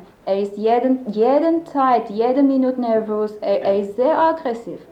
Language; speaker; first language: German; non-native, learner; Persian